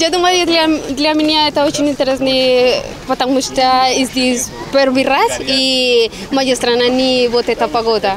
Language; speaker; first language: Russian; non-native, learner; Spanish